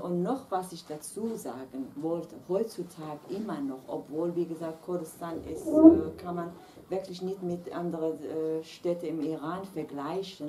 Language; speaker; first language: German; non-native, fluent; Kurdish